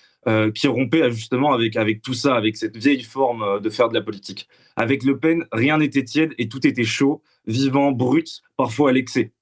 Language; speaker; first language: French; native; French